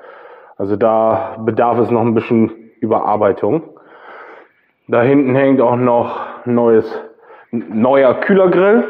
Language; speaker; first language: German; native; German